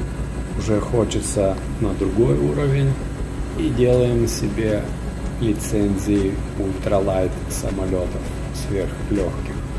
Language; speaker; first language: Russian; native; Russian